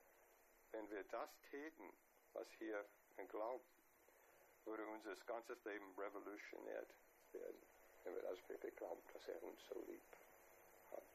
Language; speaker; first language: German; non-native, fluent; English